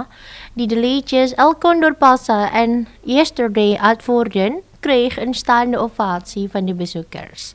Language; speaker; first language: Dutch; non-native, fluent; Indonesian